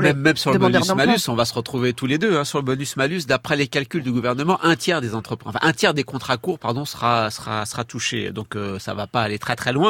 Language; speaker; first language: French; native; French